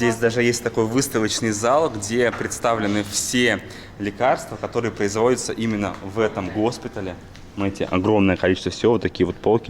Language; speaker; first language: Russian; native; Russian